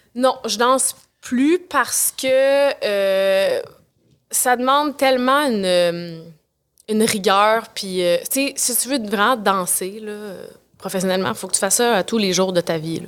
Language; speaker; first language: French; native; French